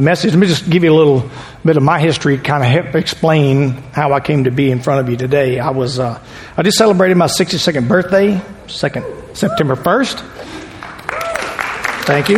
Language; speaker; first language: English; native; English